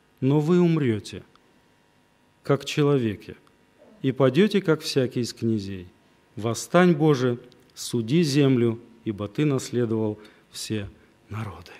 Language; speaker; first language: Russian; native; Russian